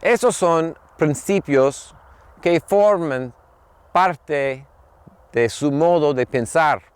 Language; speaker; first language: Spanish; non-native, fluent; English